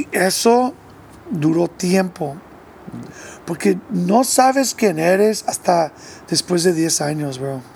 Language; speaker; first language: Spanish; early bilingual, heritage; English